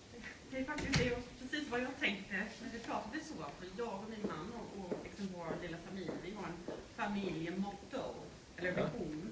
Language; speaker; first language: Swedish; non-native, fluent; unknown